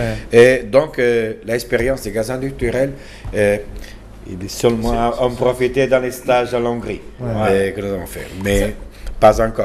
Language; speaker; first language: French; non-native, learner; Portuguese